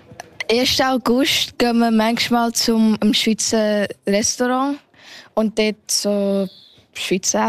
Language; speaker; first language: German; early bilingual, heritage; German